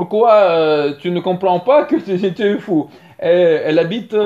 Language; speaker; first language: French; non-native, learner; Russian